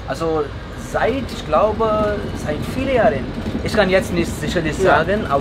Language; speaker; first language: German; non-native, fluent; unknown